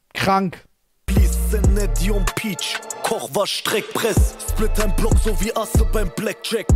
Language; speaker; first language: German; native; German